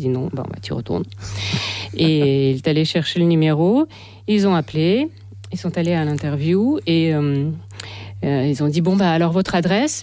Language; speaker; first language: French; non-native, fluent; Russian